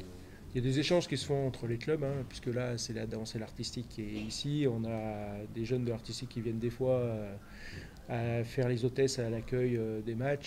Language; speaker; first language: French; native; French